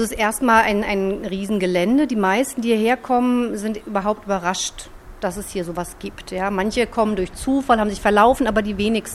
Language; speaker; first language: German; native; German